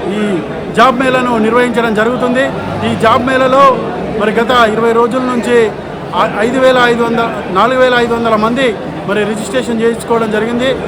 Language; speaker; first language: Telugu; native; Telugu